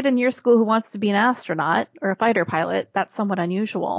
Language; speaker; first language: English; native; English